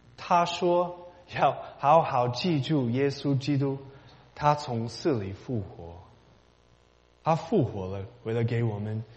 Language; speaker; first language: Chinese; non-native, learner; English